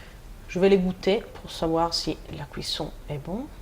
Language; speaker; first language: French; non-native, fluent; Italian